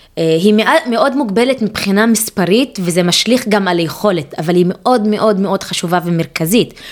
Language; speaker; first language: Hebrew; non-native, local second language; Arabic